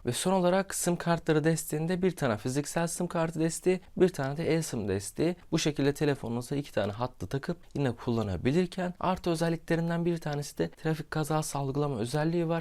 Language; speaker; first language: Turkish; native; Turkish